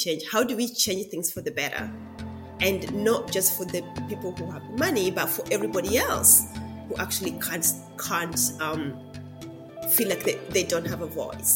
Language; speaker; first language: English; non-native, local second language; Luo (Kenya and Tanzania)